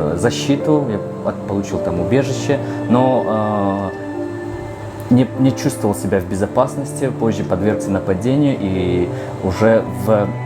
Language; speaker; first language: Russian; non-native, local second language; Tajik